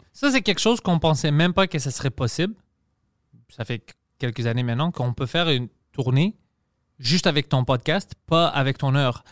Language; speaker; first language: French; non-native, fluent; Greek